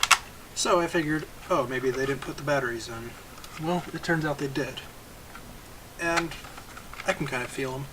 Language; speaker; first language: English; native; English